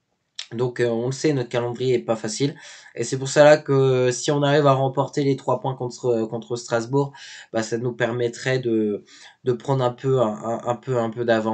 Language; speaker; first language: French; native; French